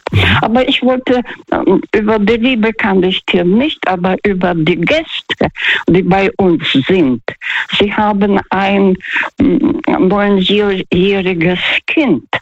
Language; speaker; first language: German; non-native, fluent; Russian